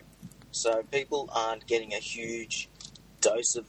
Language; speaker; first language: English; native; English